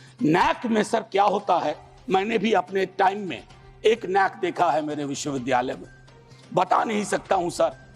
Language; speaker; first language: Hindi; native; Hindi